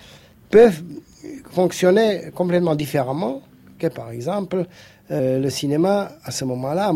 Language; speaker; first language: French; non-native, fluent; Czech